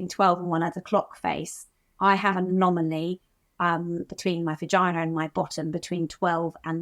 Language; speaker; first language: English; native; English